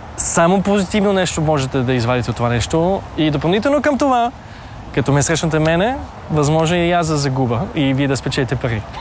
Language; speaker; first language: Bulgarian; early bilingual, heritage; Bulgarian